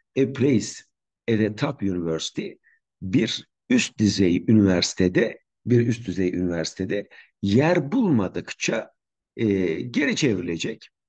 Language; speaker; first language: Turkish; native; Turkish